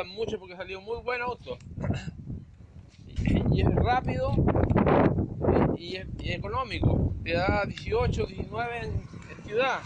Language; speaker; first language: Spanish; native; Spanish